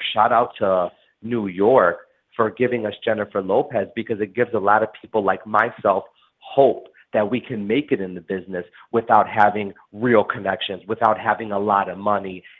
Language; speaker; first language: English; native; English